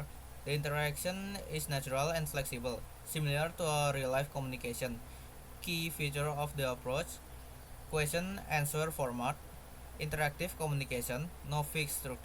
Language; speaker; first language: English; non-native, learner; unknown